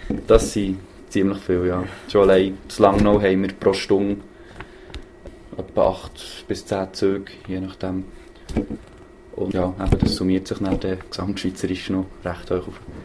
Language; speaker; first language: German; native; German